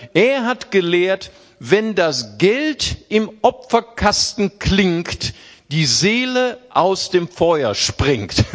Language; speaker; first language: German; early bilingual, other home language; Portuguese